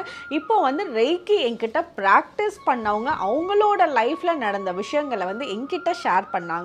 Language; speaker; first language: Tamil; native; Tamil